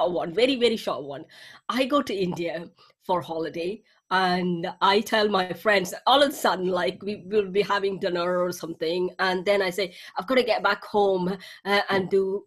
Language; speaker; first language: English; non-native, local second language; Tamil